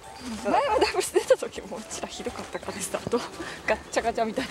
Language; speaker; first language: Japanese; native; Japanese